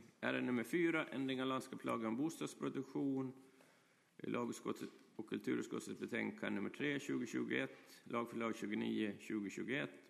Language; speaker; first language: Swedish; native; Swedish